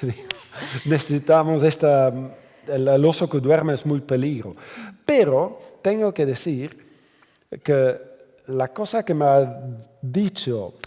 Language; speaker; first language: Spanish; non-native, fluent; Dutch